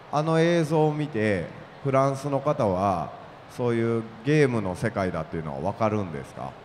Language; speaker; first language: Japanese; native; Japanese